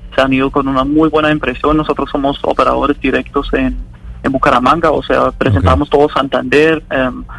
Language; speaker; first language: Spanish; non-native, fluent; German